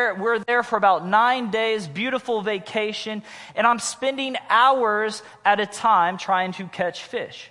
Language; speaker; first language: English; native; English